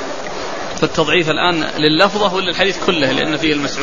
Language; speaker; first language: Arabic; native; Arabic